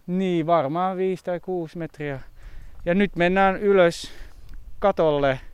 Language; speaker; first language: Finnish; non-native, fluent; Dutch